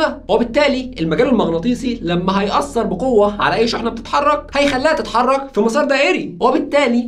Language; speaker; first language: Arabic; native; Arabic